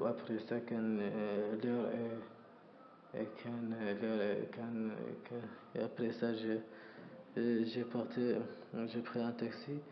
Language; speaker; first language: French; non-native, learner; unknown